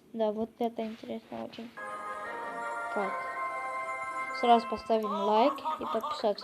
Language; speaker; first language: Russian; non-native, local second language; Ukrainian